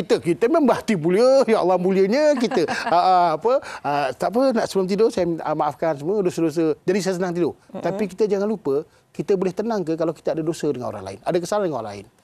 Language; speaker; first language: Malay; native; Malay